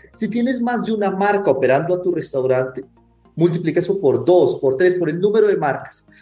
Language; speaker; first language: Spanish; native; Spanish